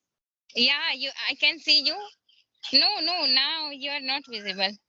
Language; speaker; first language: English; non-native, learner; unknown